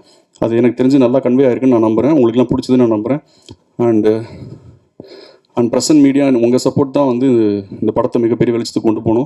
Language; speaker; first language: Tamil; native; Tamil